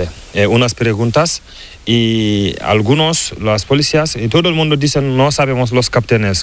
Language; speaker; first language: Spanish; non-native, learner; Fula